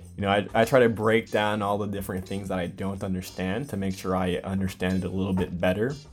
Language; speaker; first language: English; native; English